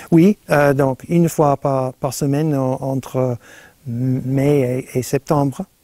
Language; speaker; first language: French; non-native, fluent; English